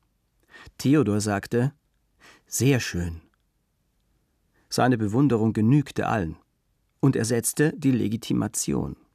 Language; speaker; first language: German; native; German